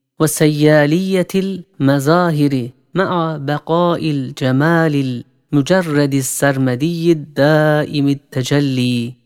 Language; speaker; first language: Arabic; non-native, fluent; Turkish